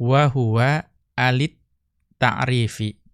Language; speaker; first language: Arabic; non-native, fluent; Indonesian